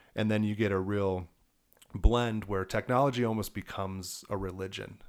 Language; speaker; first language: English; native; English